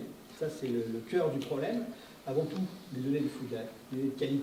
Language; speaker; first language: French; native; French